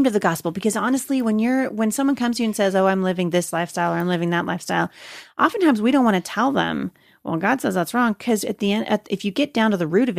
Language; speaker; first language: English; native; English